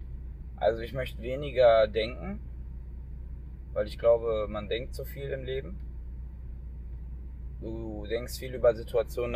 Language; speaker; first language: German; native; German